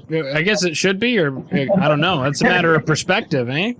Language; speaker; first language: English; native; English